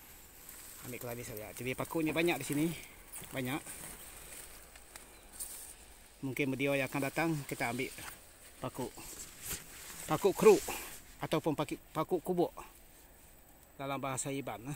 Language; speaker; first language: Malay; non-native, local second language; Iban